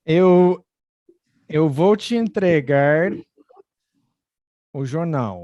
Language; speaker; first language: Portuguese; non-native, fluent; English